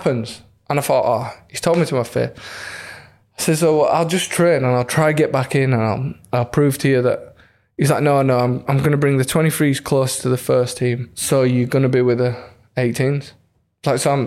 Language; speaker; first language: English; native; English